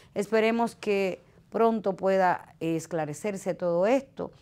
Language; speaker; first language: Spanish; native; Spanish